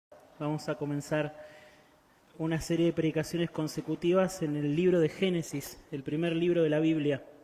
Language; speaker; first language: Spanish; native; Spanish